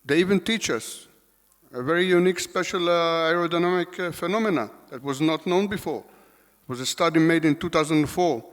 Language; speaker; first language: English; non-native, fluent; Hebrew